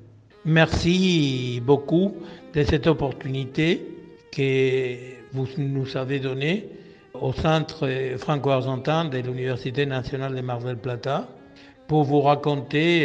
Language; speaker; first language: French; non-native, fluent; Spanish